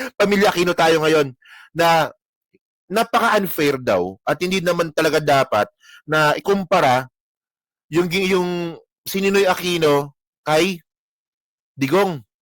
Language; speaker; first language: Filipino; non-native, local second language; Hiligaynon